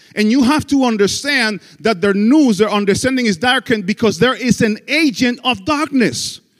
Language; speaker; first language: English; non-native, fluent; Spanish